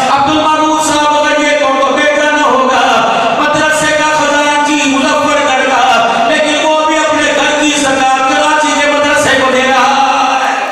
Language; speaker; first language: Urdu; non-native, local second language; Punjabi